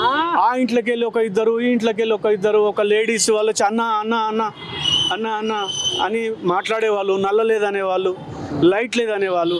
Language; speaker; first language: Telugu; native; Telugu